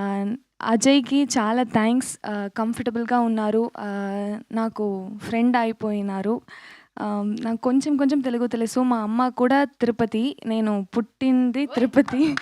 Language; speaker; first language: Telugu; non-native, learner; Tamil